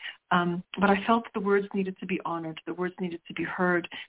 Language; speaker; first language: English; early bilingual, other home language; Sicilian